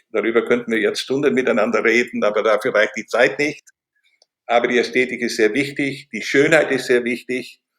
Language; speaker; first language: German; non-native, fluent; Dutch